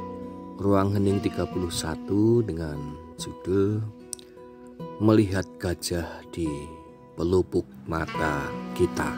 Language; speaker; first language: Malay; non-native, local second language; Javanese